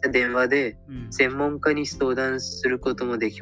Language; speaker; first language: Japanese; non-native, fluent; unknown